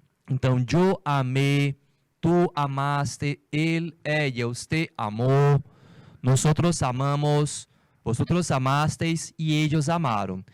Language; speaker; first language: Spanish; non-native, fluent; Portuguese